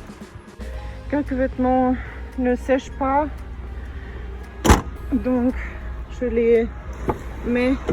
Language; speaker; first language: French; non-native, learner; German